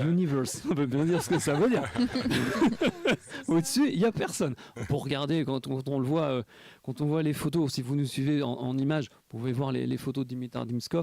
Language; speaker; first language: French; native; French